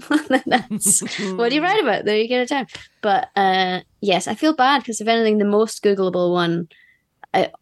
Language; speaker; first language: English; native; English